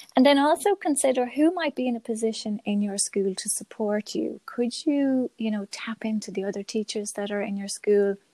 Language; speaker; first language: English; native; English